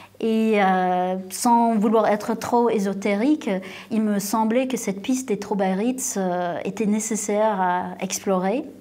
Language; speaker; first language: French; non-native, local second language; English